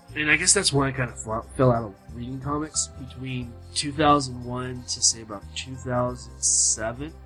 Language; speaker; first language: English; native; English